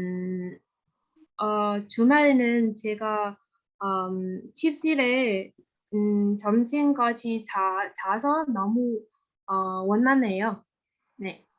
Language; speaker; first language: Korean; non-native, learner; Vietnamese